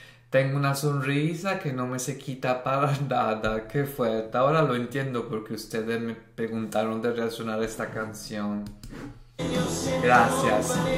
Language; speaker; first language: Spanish; non-native, fluent; Italian